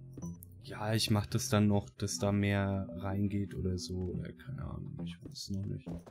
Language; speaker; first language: German; native; German